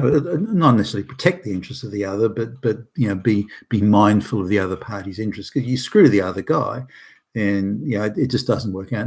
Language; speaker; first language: English; native; English